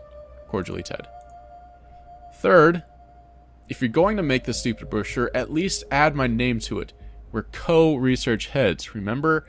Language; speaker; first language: English; native; English